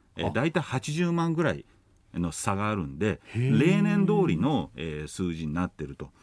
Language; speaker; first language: Japanese; non-native, fluent; English